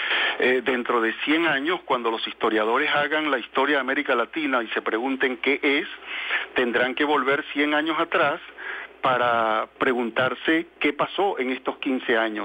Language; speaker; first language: Spanish; native; Spanish